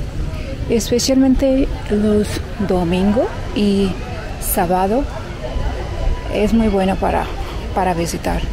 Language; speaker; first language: Spanish; non-native, learner; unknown